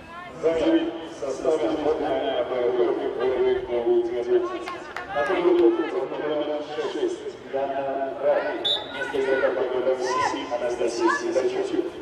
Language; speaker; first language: Russian; native; Russian